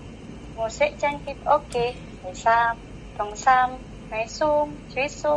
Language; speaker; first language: Cantonese; non-native, learner; Indonesian